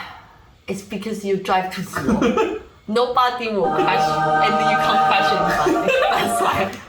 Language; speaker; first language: English; non-native, fluent; Chinese